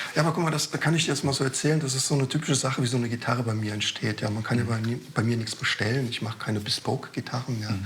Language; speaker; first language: German; early bilingual, other home language; Croatian